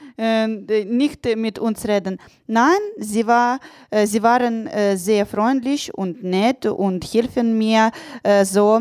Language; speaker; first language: German; non-native, learner; Russian